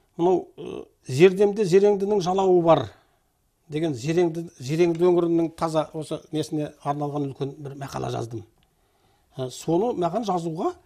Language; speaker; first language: Kazakh; native; Kazakh